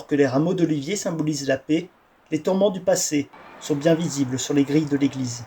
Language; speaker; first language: French; native; French